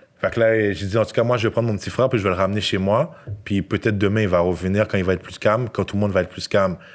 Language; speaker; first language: French; native; French